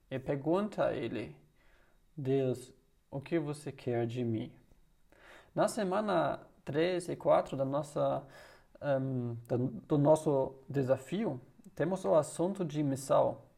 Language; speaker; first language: Portuguese; non-native, learner; German